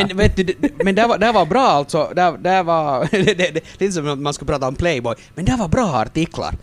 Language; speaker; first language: Swedish; native; Swedish